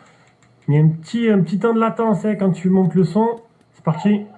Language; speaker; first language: French; native; French